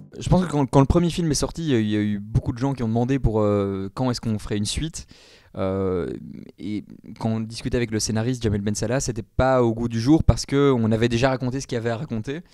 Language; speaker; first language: French; native; French